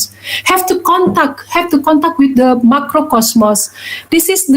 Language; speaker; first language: English; non-native, learner; Balinese